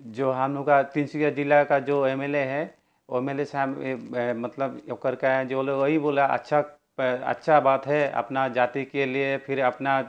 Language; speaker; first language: Hindi; non-native, local second language; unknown